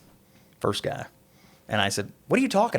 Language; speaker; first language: English; native; English